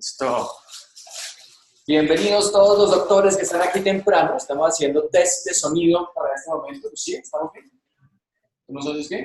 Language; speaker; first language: Spanish; native; Spanish